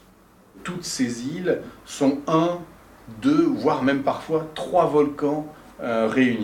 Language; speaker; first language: French; native; French